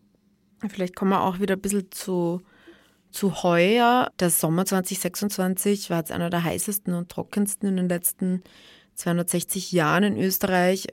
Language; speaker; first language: German; native; German